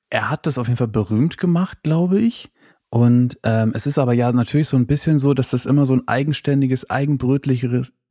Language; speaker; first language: German; native; German